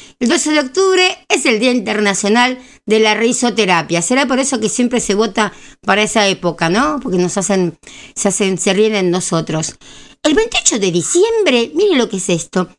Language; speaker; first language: Spanish; native; Spanish